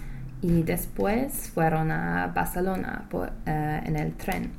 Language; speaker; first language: Spanish; non-native, learner; English